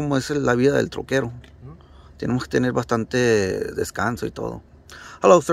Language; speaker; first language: Spanish; early bilingual, heritage; Spanish